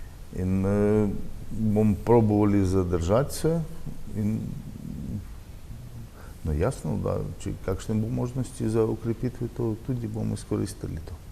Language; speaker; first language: Slovenian; non-native, learner; Russian